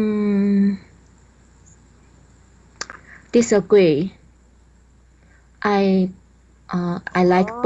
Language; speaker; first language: English; non-native, learner; Chinese